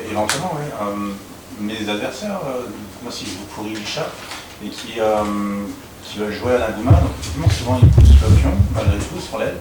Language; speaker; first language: French; native; French